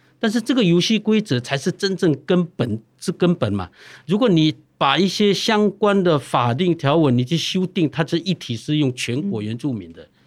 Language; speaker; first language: Chinese; non-native, local second language; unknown